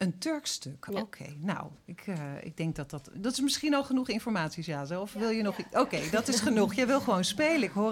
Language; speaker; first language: Dutch; native; Dutch